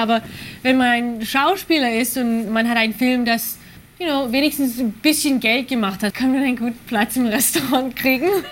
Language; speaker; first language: German; early bilingual, other home language; English